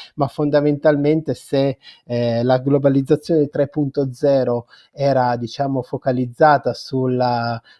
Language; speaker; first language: Italian; native; Italian